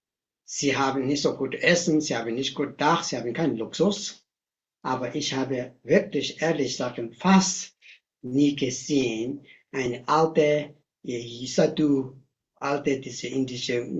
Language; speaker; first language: German; non-native, learner; Tibetan